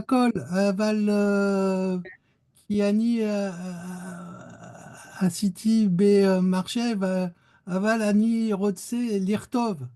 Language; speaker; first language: Hebrew; non-native, learner; French